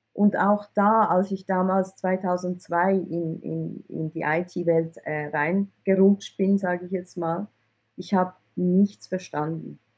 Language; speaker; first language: German; early bilingual, other home language; Persian